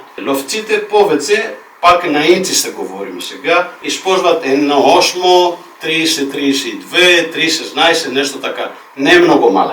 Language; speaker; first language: Bulgarian; non-native, fluent; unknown